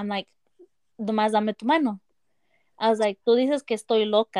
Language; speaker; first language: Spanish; early bilingual, heritage; Spanish